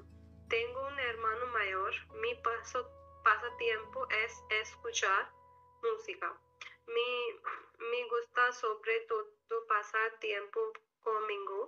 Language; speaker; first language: Spanish; non-native, learner; Hindi